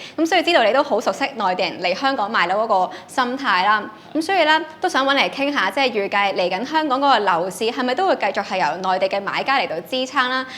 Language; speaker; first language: Cantonese; native; Cantonese